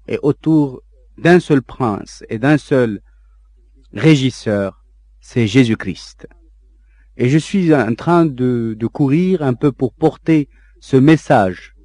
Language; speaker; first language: French; non-native, local second language; Arabic